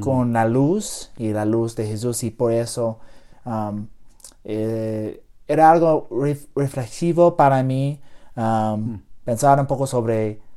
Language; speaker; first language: Spanish; non-native, learner; English